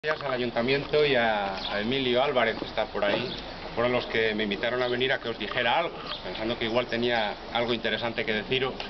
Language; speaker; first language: Spanish; native; Spanish